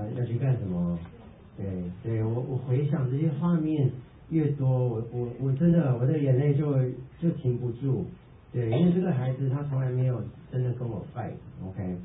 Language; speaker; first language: Chinese; early bilingual, heritage; Chinese